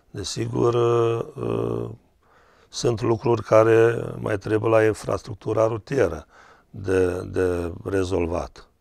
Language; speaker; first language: Romanian; native; Romanian